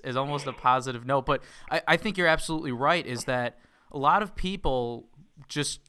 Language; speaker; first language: English; native; English